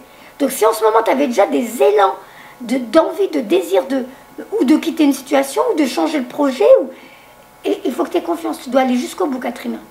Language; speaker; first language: French; native; French